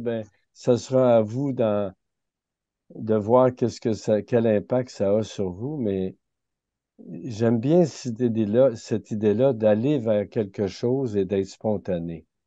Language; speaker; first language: French; native; French